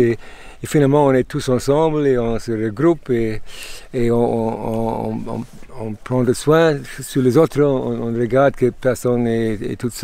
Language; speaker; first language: French; non-native, fluent; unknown